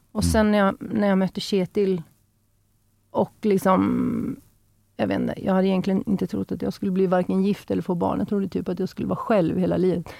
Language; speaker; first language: Swedish; native; Swedish